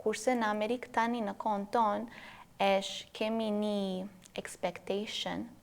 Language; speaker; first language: Albanian; early bilingual, heritage; Albanian